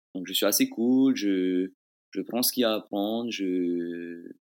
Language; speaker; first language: French; native; French